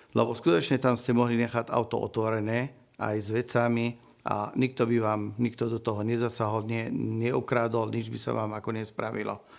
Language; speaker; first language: Slovak; non-native, fluent; Arabic